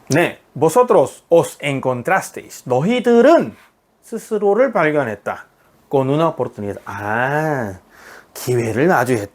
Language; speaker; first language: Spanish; non-native, fluent; Korean